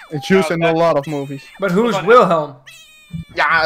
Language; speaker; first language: English; non-native, fluent; Dutch